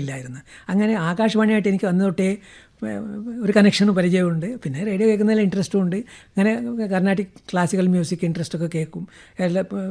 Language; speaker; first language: Malayalam; non-native, local second language; Kannada